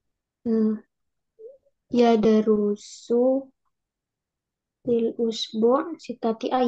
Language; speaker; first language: Arabic; non-native, learner; Indonesian